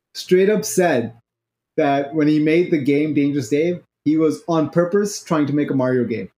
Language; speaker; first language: English; non-native, local second language; Urdu